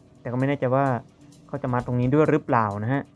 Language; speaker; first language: Thai; native; Thai